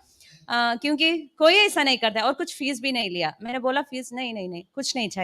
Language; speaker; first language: Hindi; non-native, local second language; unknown